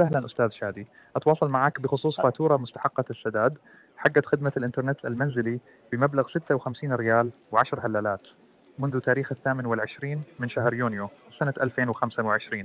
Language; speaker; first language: Arabic; native; Arabic